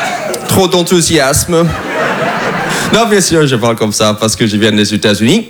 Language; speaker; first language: French; non-native, fluent; English